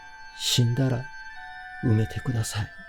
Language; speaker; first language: Japanese; native; Japanese